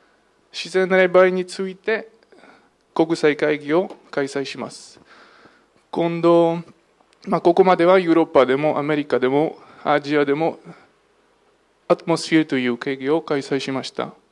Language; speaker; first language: Japanese; non-native, fluent; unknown